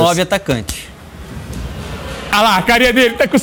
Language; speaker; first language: Portuguese; native; Portuguese